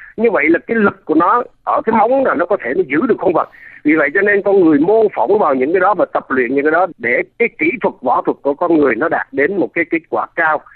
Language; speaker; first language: Vietnamese; native; Vietnamese